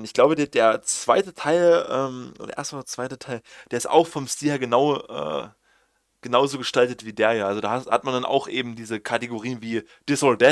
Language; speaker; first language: German; native; German